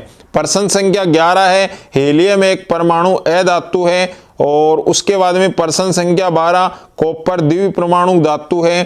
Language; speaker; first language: Hindi; native; Hindi